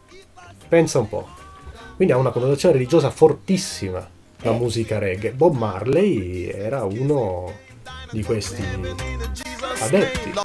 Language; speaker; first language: Italian; native; Italian